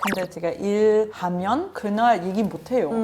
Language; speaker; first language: Korean; non-native, learner; German